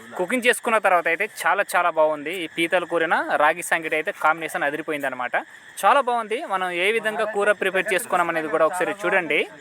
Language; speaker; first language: Telugu; native; Telugu